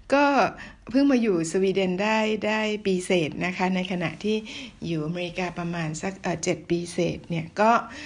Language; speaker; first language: Thai; native; Thai